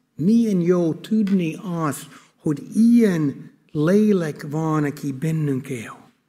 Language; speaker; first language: Hungarian; non-native, fluent; English